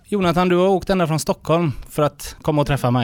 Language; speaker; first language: Swedish; native; Swedish